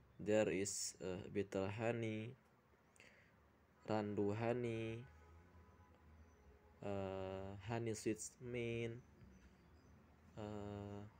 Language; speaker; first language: English; non-native, learner; Indonesian